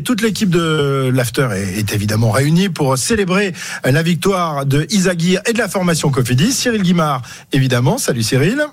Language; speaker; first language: French; native; French